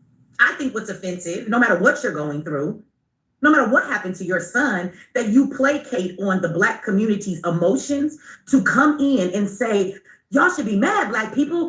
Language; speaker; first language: English; native; English